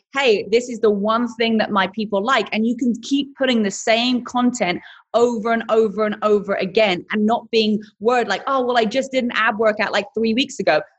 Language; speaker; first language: English; native; English